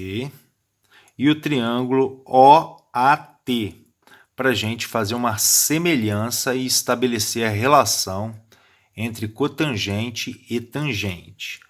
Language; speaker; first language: Portuguese; native; Portuguese